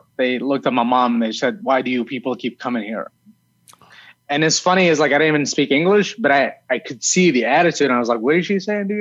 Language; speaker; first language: English; early bilingual, other home language; Arabic